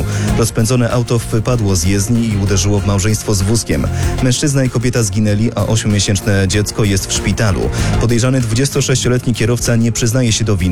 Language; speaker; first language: Polish; native; Polish